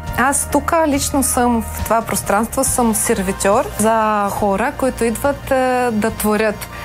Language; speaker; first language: Bulgarian; non-native, fluent; Ukrainian